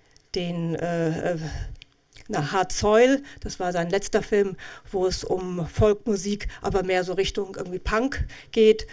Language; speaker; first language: German; native; German